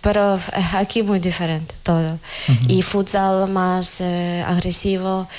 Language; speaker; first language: Spanish; non-native, learner; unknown